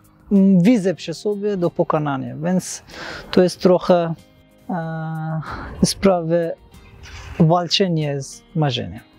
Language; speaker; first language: Polish; non-native, learner; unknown